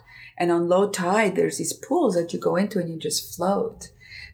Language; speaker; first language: English; non-native, fluent; Greek